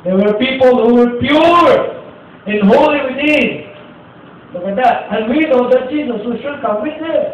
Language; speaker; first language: English; non-native, local second language; Filipino